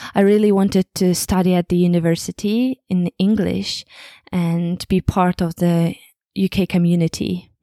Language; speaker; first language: English; non-native, fluent; Kazakh